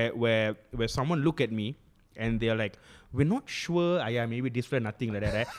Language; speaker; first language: English; non-native, local second language; Tamil